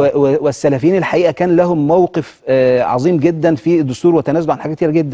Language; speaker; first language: Arabic; native; Arabic